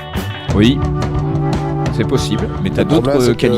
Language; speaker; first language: French; native; French